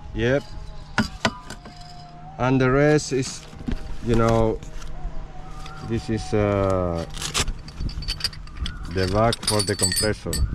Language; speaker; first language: English; non-native, learner; Spanish